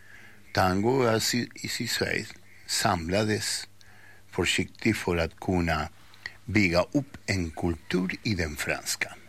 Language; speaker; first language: Swedish; non-native, fluent; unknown